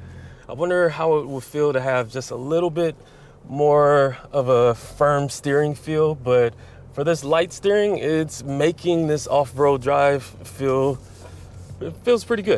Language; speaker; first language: English; native; English